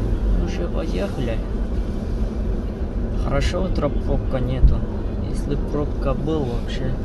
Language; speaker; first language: Russian; non-native, learner; Kyrgyz